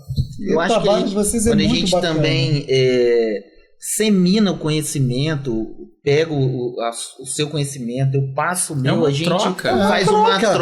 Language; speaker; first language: Portuguese; native; Portuguese